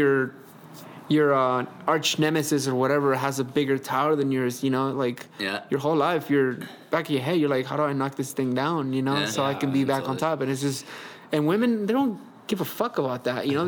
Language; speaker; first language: English; early bilingual, other home language; Spanish